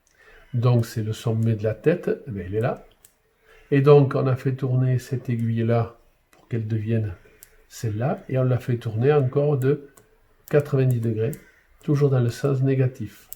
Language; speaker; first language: French; native; French